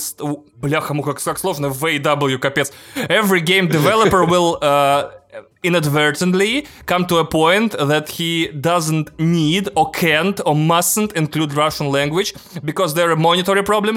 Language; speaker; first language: English; non-native, fluent; Russian